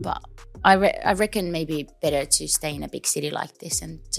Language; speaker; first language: English; non-native, fluent; Finnish